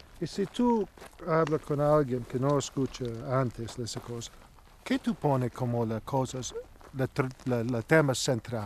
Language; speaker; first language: Spanish; non-native, learner; Italian